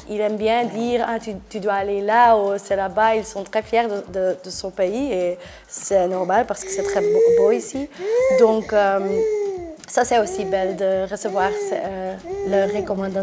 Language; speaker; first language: French; non-native, local second language; Dutch